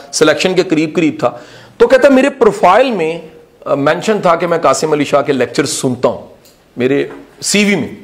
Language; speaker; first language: Urdu; non-native, local second language; Punjabi